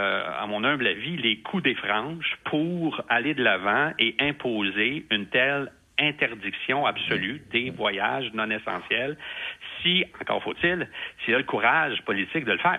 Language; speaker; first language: French; native; French